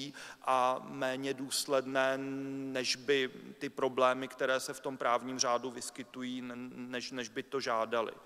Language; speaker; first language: Czech; native; Czech